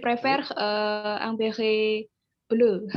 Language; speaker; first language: French; non-native, fluent; Indonesian